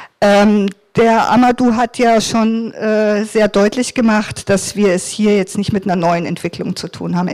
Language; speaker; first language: German; native; German